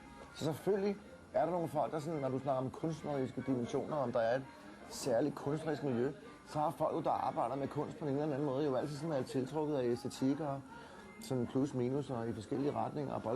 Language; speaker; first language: Danish; native; Danish